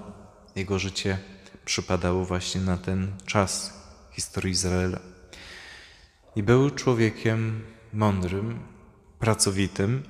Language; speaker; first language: Polish; native; Polish